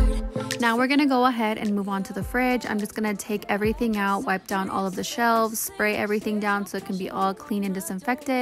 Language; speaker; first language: English; native; English